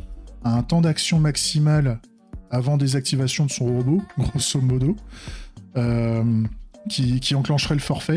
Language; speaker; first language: French; native; French